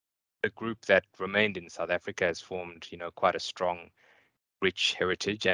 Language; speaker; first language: English; native; English